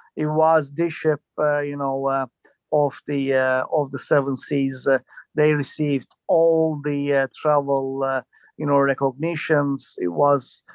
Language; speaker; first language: English; non-native, fluent; Turkish